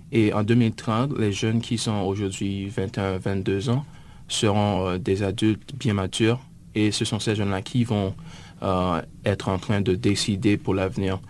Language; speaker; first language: French; native; French